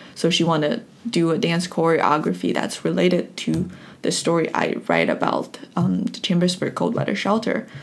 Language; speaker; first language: English; non-native, fluent; Chinese